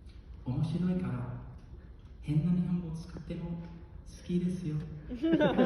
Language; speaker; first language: Japanese; non-native, fluent; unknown